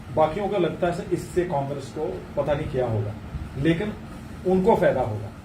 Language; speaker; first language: Hindi; non-native, local second language; Punjabi